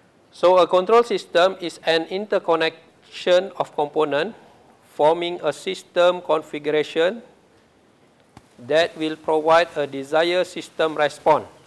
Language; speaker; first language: English; non-native, local second language; Malay